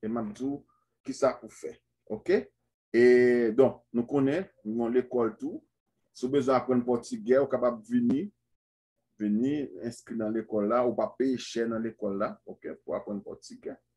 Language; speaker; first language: French; non-native, local second language; Haitian Creole